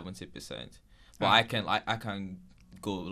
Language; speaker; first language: English; non-native, local second language; Yoruba